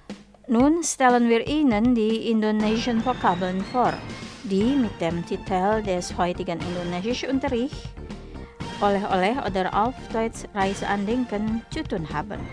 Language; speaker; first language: German; non-native, fluent; Indonesian